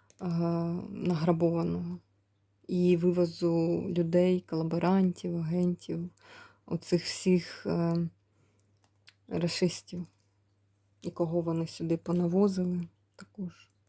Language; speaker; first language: Ukrainian; native; Ukrainian